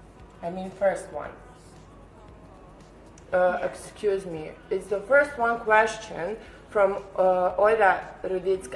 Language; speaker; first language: English; non-native, learner; Serbian